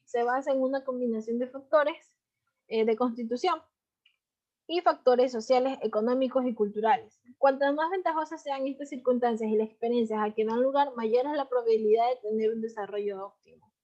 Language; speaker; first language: Spanish; native; Spanish